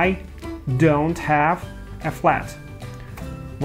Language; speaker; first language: English; non-native, fluent; Russian